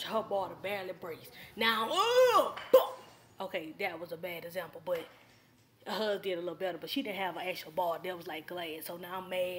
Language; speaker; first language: English; native; English